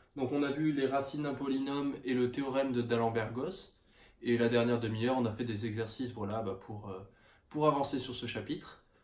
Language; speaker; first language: French; native; French